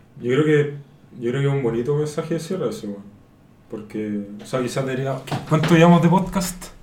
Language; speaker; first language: Spanish; native; Spanish